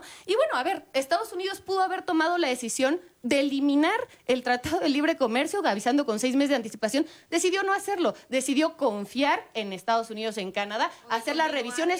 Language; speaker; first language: Spanish; native; Spanish